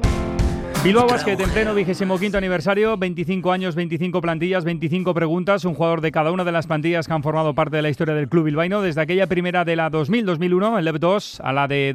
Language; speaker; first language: Spanish; native; Spanish